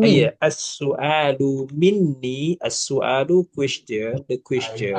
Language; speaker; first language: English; non-native, fluent; Malay